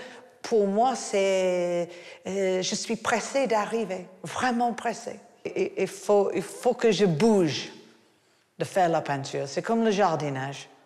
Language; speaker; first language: French; non-native, fluent; English